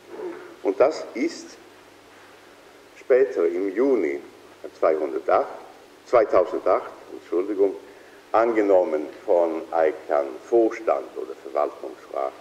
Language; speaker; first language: German; non-native, fluent; Swedish